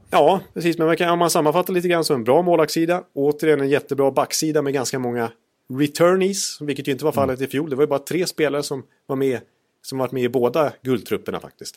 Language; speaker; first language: Swedish; native; Swedish